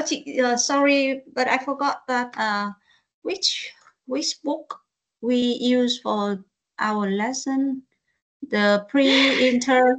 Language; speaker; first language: English; non-native, learner; Vietnamese